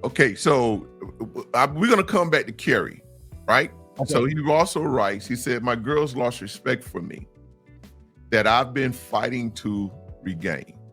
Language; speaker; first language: English; native; English